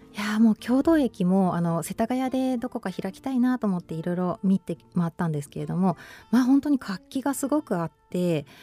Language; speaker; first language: Japanese; native; Japanese